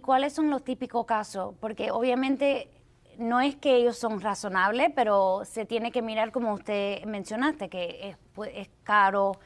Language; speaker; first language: Spanish; early bilingual, heritage; Spanish